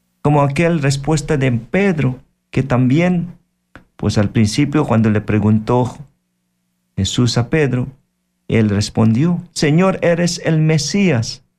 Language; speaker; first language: Spanish; non-native, fluent; Filipino